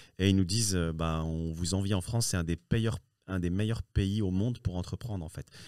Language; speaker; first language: French; early bilingual, other home language; Riffian